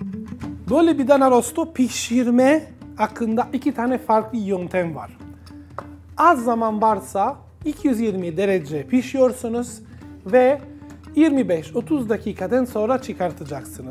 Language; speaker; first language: Turkish; non-native, fluent; Italian